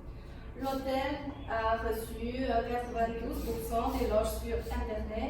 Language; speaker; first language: French; non-native, fluent; Chinese